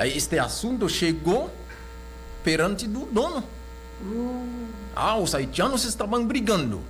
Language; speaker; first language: Portuguese; non-native, local second language; Haitian Creole